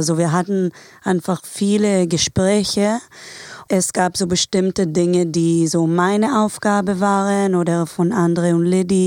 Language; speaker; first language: German; non-native, fluent; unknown